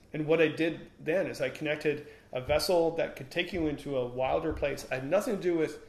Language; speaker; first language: English; native; English